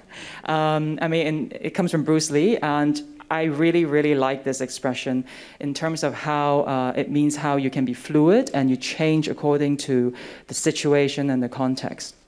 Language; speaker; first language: English; non-native, local second language; Cantonese